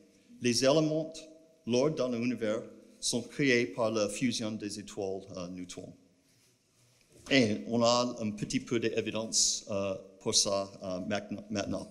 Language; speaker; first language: French; non-native, fluent; English